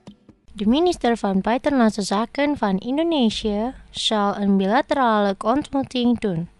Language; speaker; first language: Dutch; non-native, fluent; Indonesian